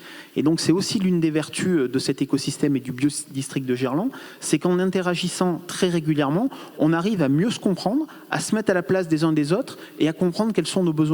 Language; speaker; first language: French; native; French